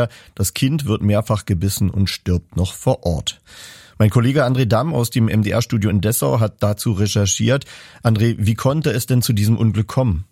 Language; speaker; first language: German; native; German